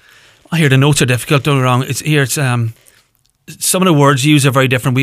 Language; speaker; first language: English; native; English